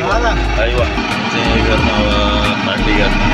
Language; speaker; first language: Arabic; non-native, learner; Nepali